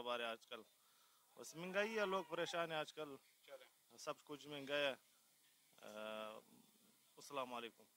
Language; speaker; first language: Hindi; non-native, local second language; Pashto